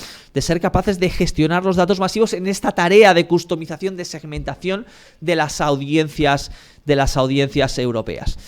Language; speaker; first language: Spanish; native; Spanish